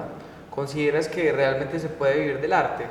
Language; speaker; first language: Spanish; native; Spanish